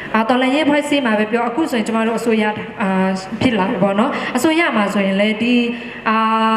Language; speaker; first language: Burmese; non-native, local second language; Shwe Palaung